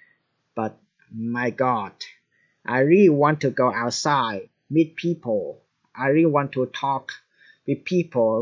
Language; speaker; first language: English; non-native, fluent; Vietnamese